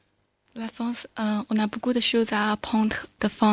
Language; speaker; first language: French; non-native, learner; Chinese